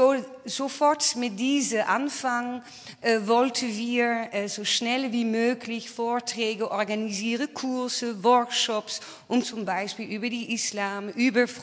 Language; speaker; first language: German; non-native, fluent; Dutch